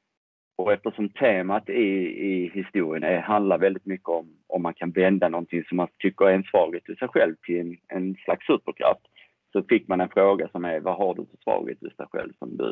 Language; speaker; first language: Swedish; native; Swedish